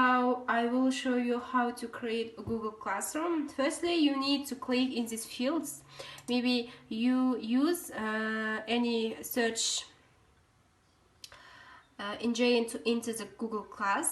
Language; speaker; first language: English; non-native, learner; Kazakh